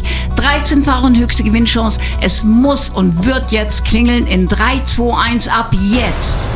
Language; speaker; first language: German; native; German